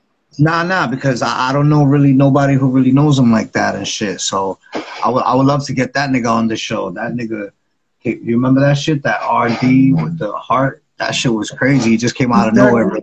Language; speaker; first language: English; native; English